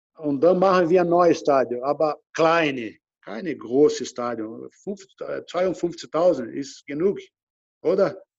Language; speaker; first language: German; non-native, learner; Portuguese